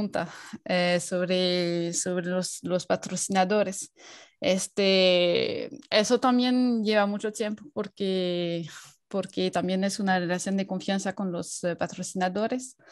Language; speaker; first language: Spanish; non-native, fluent; French